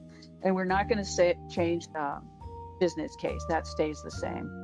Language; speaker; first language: English; native; English